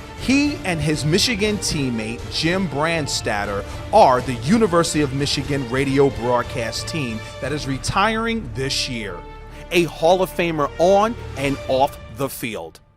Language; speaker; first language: English; native; English